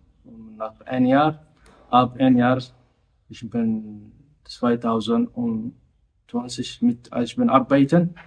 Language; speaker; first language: German; non-native, learner; Somali